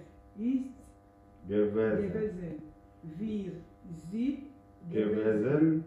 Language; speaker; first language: German; non-native, learner; French